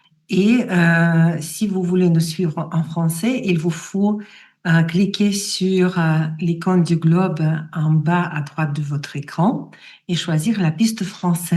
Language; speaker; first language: French; non-native, fluent; Russian